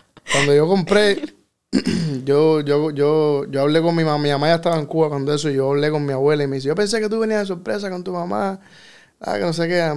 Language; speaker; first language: Spanish; early bilingual, heritage; Spanish